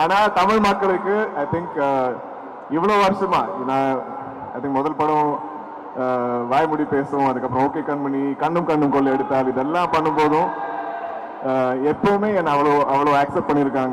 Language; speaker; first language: Tamil; non-native, local second language; Malayalam